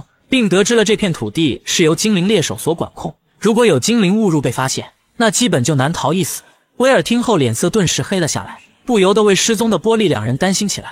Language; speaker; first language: Chinese; native; Chinese